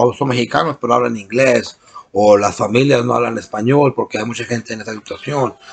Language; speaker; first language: Spanish; early bilingual, other home language; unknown